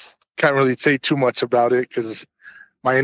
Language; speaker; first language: English; native; English